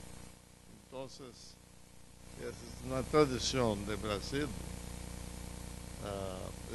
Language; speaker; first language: Portuguese; non-native, fluent; Spanish